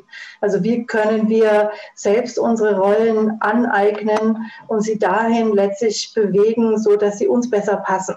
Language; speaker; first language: German; native; German